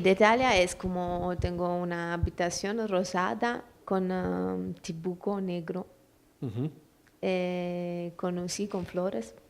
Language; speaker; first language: Spanish; non-native, learner; Italian